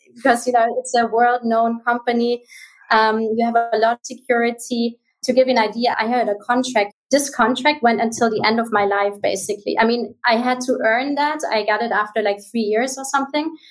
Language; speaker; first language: English; non-native, fluent; German